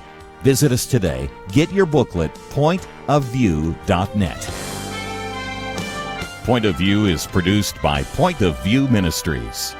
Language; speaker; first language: English; native; English